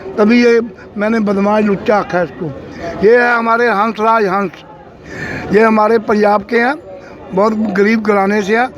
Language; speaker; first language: Hindi; non-native, local second language; Punjabi